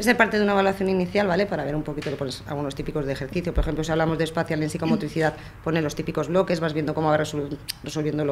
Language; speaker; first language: Spanish; native; Spanish